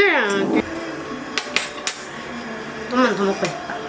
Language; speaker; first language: Korean; native; Korean